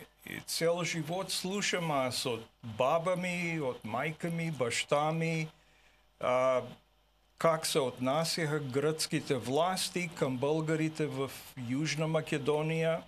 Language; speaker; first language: Bulgarian; early bilingual, heritage; Bulgarian